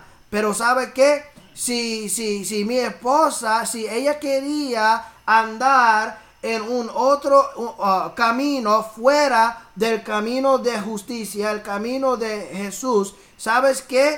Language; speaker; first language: Spanish; early bilingual, heritage; English